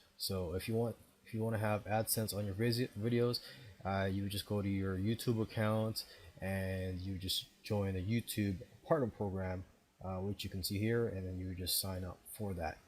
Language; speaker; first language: English; native; English